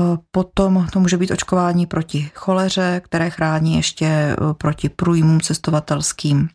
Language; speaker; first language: Czech; native; Czech